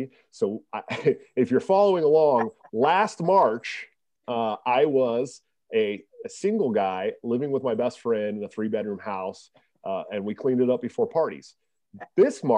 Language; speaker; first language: English; native; English